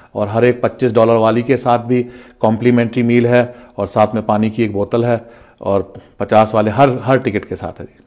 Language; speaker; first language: Hindi; native; Hindi